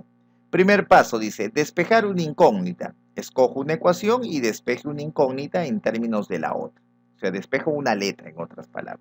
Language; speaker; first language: Spanish; native; Spanish